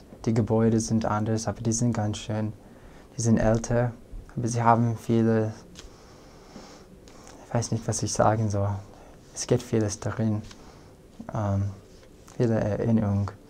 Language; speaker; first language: German; non-native, fluent; English